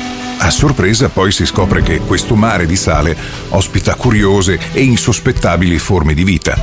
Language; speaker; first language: Italian; native; Italian